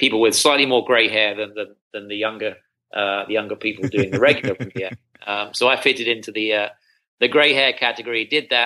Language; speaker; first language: English; native; English